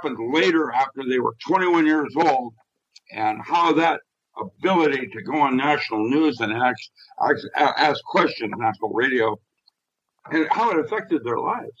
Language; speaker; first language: English; native; English